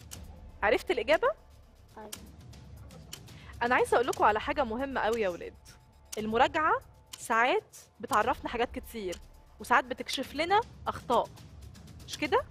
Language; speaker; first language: Arabic; native; Arabic